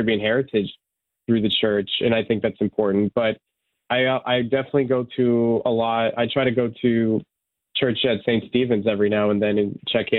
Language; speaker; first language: English; non-native, local second language; Serbian